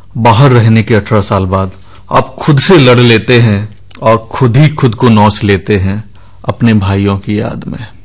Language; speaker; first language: Hindi; native; Hindi